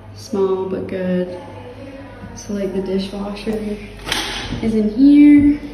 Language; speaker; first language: English; native; English